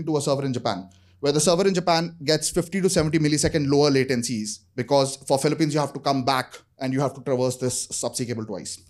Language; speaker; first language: English; non-native, fluent; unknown